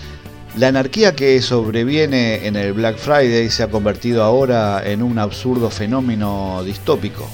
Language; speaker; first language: Spanish; native; Spanish